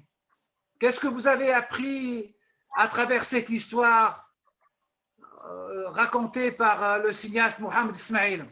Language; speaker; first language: French; non-native, local second language; Arabic